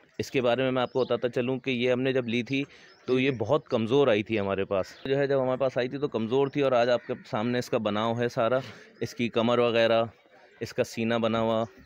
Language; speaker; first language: Urdu; native; Urdu